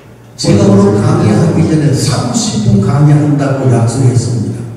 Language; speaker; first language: Korean; native; Korean